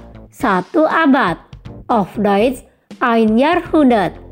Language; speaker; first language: German; non-native, fluent; Indonesian